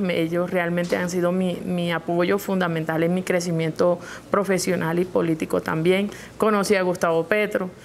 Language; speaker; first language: Spanish; non-native, local second language; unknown